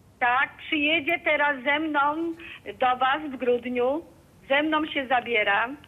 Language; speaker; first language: Polish; native; Polish